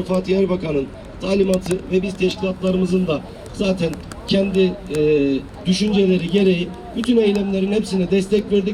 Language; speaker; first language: Turkish; native; Turkish